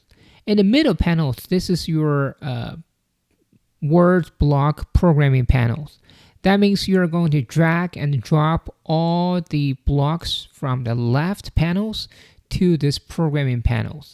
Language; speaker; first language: English; non-native, fluent; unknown